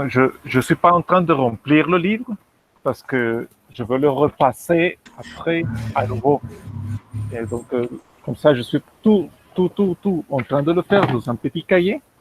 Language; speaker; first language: French; non-native, fluent; Spanish